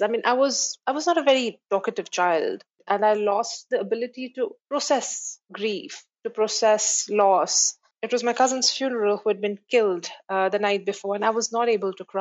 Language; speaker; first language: English; non-native, local second language; Kashmiri